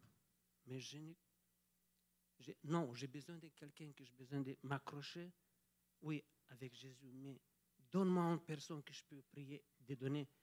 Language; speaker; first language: French; non-native, fluent; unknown